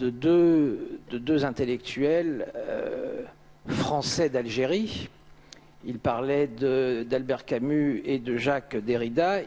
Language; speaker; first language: French; native; French